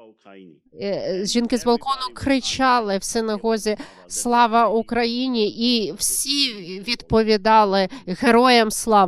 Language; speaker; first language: Ukrainian; non-native, learner; German